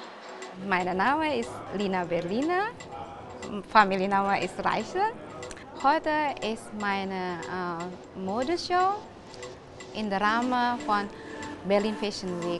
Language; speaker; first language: German; non-native, learner; Indonesian